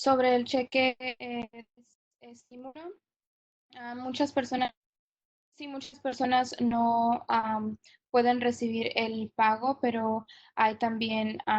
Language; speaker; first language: Spanish; non-native, fluent; English